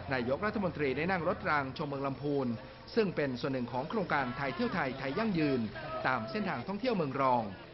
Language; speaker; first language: Thai; native; Thai